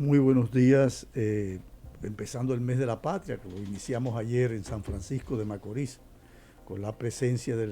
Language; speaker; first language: Spanish; native; Spanish